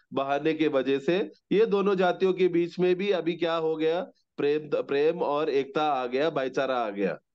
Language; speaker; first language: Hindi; non-native, local second language; Malayalam